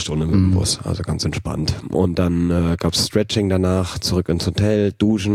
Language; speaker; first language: German; native; German